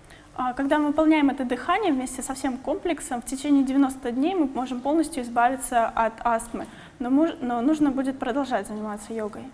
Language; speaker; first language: Russian; native; Russian